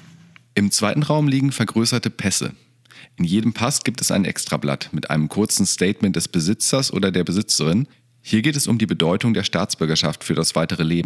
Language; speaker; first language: German; native; German